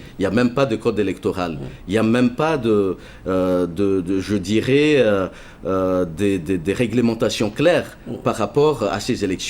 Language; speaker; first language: French; non-native, local second language; Malagasy